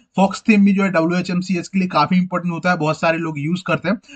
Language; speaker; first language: Hindi; native; Hindi